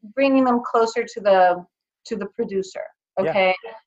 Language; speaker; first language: English; early bilingual, other home language; Greek